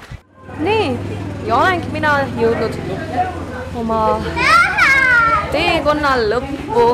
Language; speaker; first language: Estonian; native; Estonian